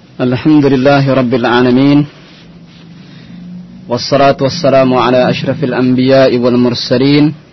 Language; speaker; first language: Arabic; non-native, fluent; Indonesian